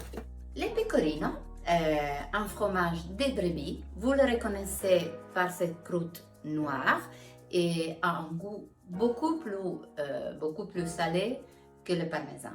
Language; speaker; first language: French; non-native, fluent; Italian